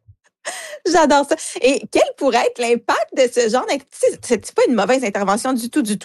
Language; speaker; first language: French; native; French